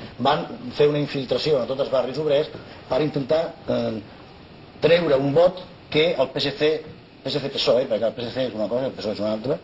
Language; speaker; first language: Catalan; non-native, local second language; Spanish